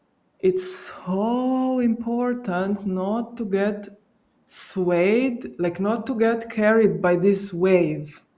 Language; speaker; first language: English; non-native, fluent; Slovenian